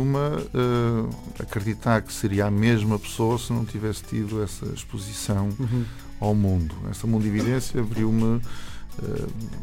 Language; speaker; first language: Portuguese; non-native, fluent; English